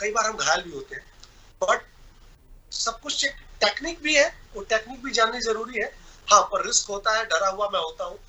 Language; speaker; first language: Hindi; non-native, local second language; Bhojpuri